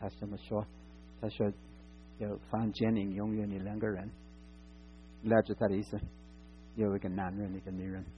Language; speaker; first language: Chinese; non-native, fluent; English